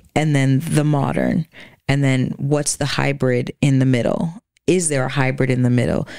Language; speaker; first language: English; native; English